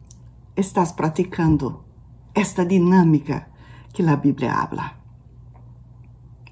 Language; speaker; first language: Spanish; non-native, learner; Portuguese